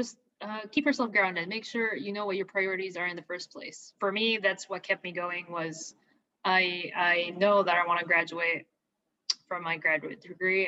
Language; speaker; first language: English; non-native, local second language; Filipino